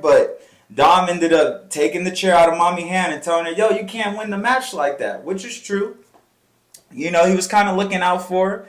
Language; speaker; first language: English; native; English